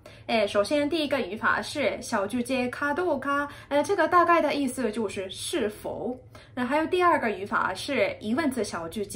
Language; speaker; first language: Chinese; non-native, fluent; Japanese